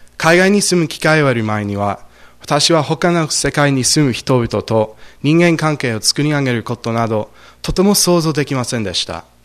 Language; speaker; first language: Japanese; non-native, fluent; English